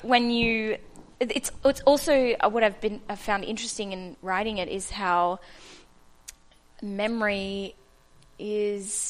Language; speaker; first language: English; native; English